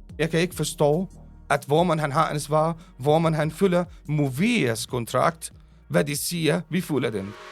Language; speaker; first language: Danish; non-native, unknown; Arabic